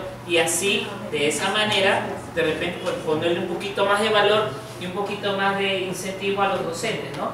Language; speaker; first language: Spanish; native; Spanish